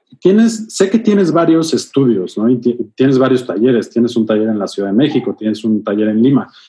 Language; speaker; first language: Spanish; native; Spanish